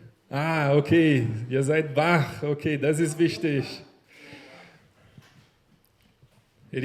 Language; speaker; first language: German; non-native, learner; Portuguese